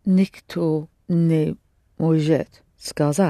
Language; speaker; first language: Russian; non-native, learner; English